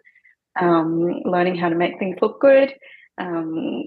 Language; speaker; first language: English; non-native, local second language; Cantonese